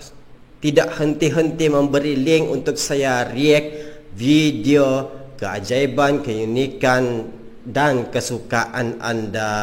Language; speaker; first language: Malay; native; Malay